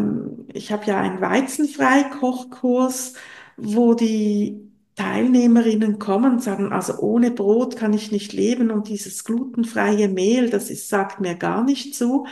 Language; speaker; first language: German; non-native, local second language; French